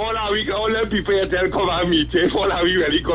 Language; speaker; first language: English; native; English